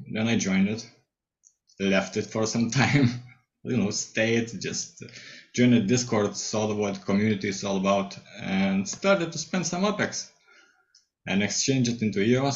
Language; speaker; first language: English; non-native, fluent; Lithuanian